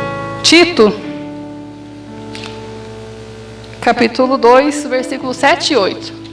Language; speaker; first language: Portuguese; native; Portuguese